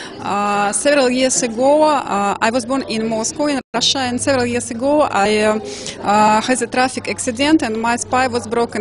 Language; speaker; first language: English; non-native, learner; Russian